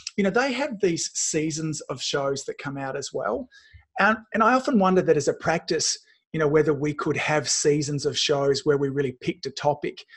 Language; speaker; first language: English; native; English